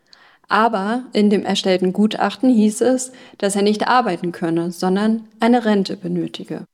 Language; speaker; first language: German; native; German